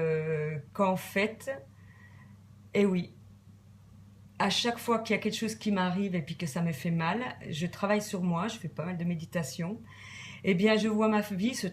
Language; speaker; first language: French; native; French